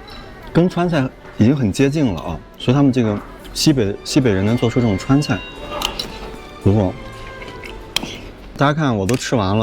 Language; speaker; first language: Chinese; native; Chinese